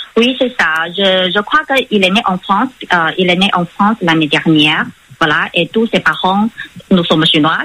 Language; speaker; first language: French; non-native, fluent; Chinese